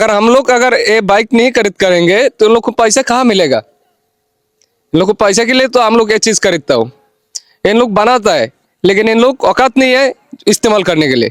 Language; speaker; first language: Hindi; non-native, learner; Bangla